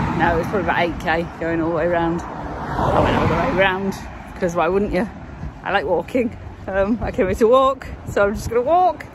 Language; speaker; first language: English; native; English